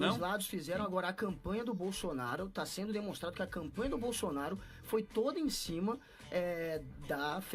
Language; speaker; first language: Portuguese; native; Portuguese